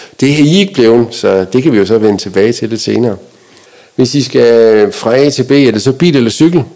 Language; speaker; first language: Danish; native; Danish